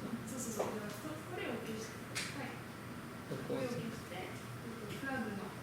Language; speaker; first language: Japanese; non-native, learner; French